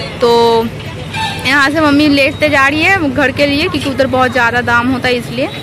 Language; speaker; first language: Hindi; non-native, local second language; Bangla